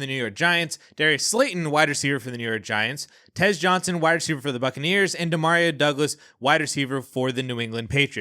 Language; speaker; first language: English; native; English